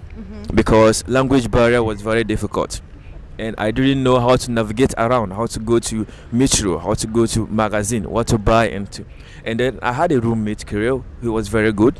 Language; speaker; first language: English; native; English